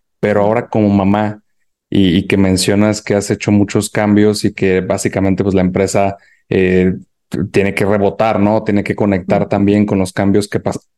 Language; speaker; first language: Spanish; native; Spanish